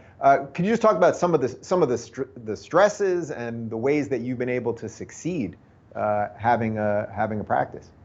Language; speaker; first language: English; native; English